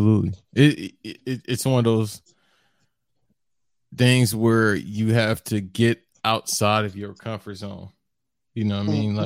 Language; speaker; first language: English; native; English